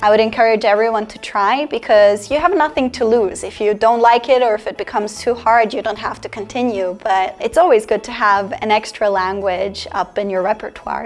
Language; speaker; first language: English; non-native, fluent; Serbian